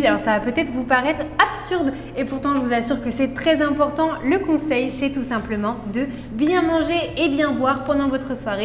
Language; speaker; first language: French; native; French